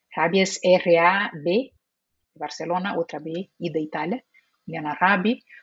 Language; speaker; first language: Spanish; non-native, fluent; Portuguese